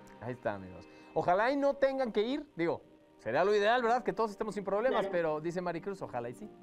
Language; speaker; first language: Spanish; native; Spanish